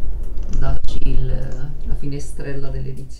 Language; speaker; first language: Italian; native; Italian